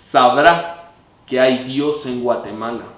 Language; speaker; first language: Spanish; native; Spanish